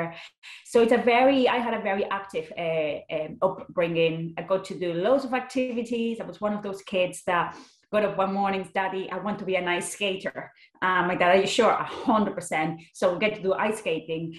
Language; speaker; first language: English; non-native, fluent; Spanish